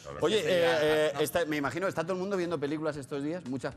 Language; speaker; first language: Spanish; native; Spanish